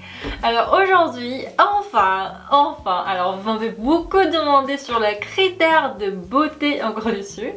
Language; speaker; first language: French; non-native, fluent; Korean